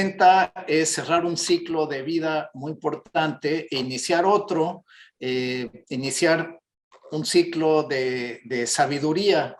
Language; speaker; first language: Spanish; native; Spanish